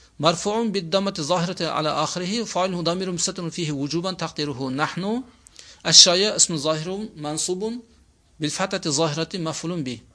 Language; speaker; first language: Arabic; non-native, fluent; Uzbek